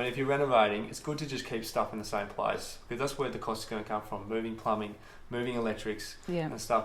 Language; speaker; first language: English; native; English